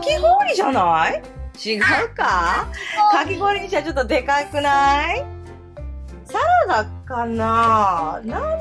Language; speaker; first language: Japanese; native; Japanese